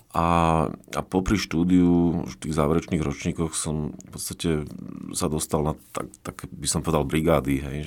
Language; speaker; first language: Slovak; native; Slovak